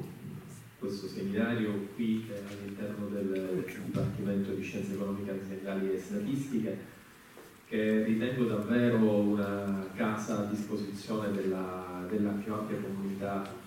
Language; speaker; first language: Italian; native; Italian